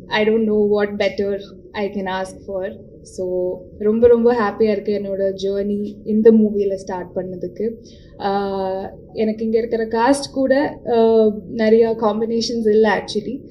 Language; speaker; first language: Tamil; non-native, local second language; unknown